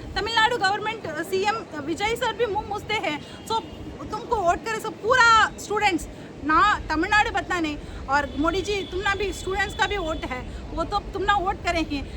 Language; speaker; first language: Hindi; non-native, local second language; Tamil